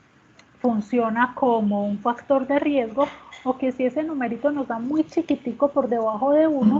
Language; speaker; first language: Spanish; native; Spanish